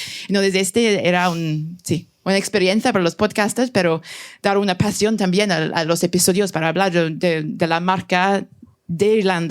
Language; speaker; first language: Spanish; non-native, fluent; French